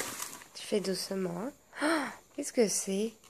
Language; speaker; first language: French; native; French